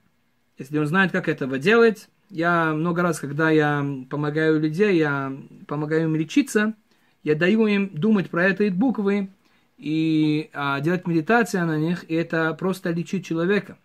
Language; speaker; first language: Russian; early bilingual, heritage; Hebrew